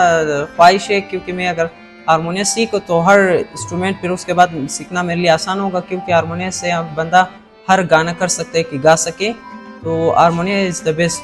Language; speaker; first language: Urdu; non-native, local second language; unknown